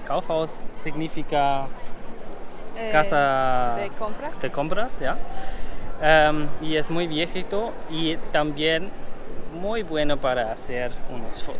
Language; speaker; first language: Spanish; non-native, fluent; German